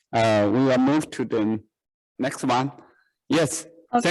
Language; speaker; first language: English; non-native, learner; Chinese